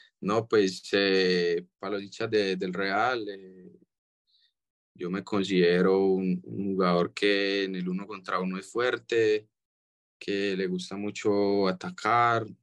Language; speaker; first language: Spanish; native; Spanish